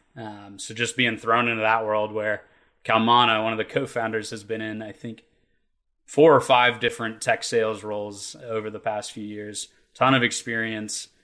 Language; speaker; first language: English; native; English